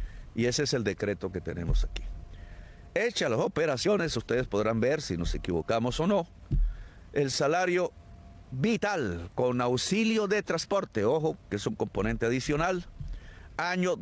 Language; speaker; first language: Spanish; native; Spanish